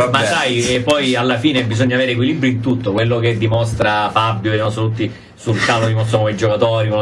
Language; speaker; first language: Italian; native; Italian